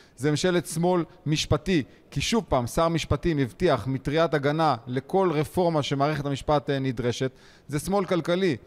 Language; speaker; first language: Hebrew; native; Hebrew